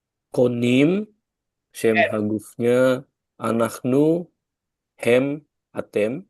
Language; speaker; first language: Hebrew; non-native, learner; Indonesian